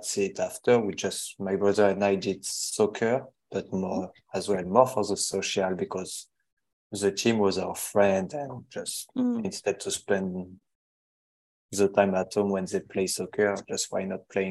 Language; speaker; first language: English; non-native, learner; French